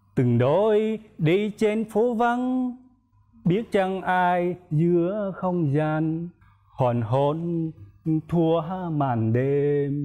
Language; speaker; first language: Vietnamese; native; Vietnamese